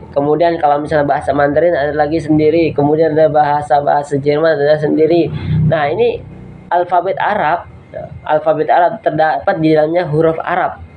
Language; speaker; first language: Indonesian; native; Indonesian